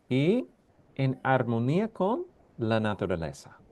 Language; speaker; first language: Spanish; non-native, fluent; English